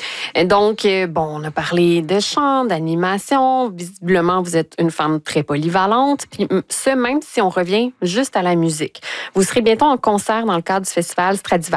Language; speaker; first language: French; native; French